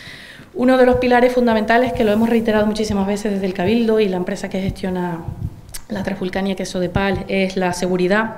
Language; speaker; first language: Spanish; native; Spanish